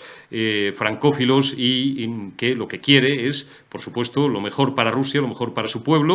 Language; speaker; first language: Spanish; native; Spanish